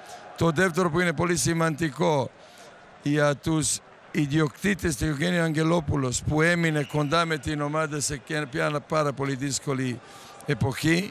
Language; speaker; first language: Greek; non-native, fluent; Serbian